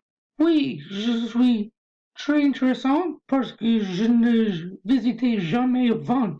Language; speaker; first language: French; non-native, learner; English